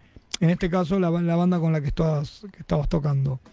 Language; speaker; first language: Spanish; native; Spanish